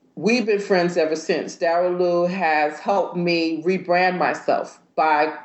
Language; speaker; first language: English; native; English